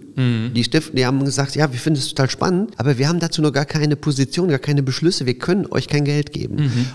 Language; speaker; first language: German; early bilingual, other home language; Polish